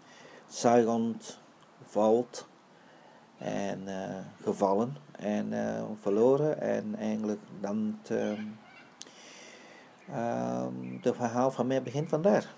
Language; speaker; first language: Dutch; early bilingual, other home language; Vietnamese